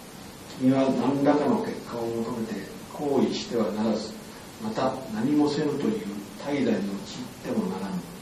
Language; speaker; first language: Japanese; native; Japanese